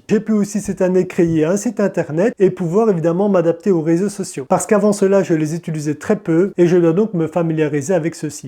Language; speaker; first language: French; native; French